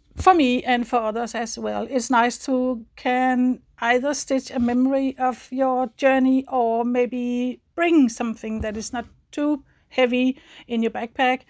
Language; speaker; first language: English; non-native, fluent; Danish